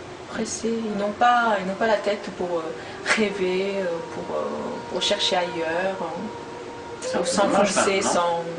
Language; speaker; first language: French; non-native, fluent; Korean